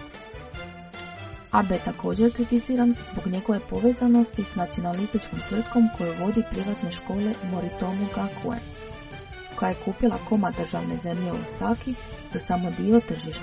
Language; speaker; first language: Croatian; native; Croatian